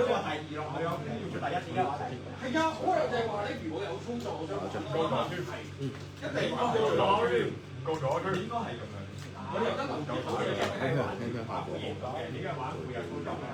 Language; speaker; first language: Cantonese; native; Cantonese